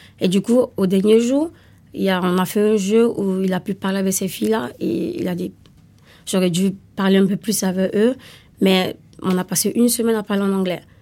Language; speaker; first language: French; non-native, fluent; Italian